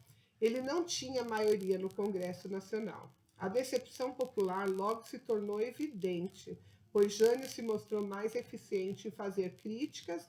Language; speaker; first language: Portuguese; native; Portuguese